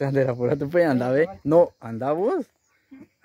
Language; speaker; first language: Spanish; native; Spanish